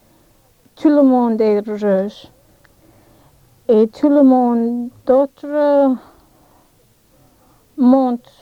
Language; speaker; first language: French; non-native, learner; English